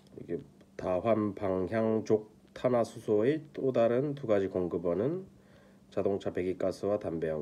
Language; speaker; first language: Korean; native; Korean